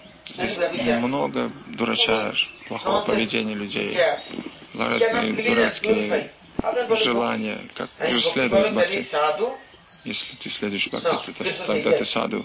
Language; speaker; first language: Russian; non-native, learner; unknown